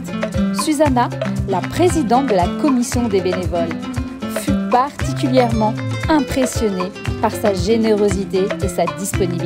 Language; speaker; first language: French; native; French